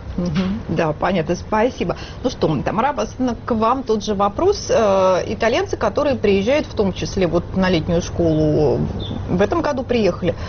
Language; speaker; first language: Russian; native; Russian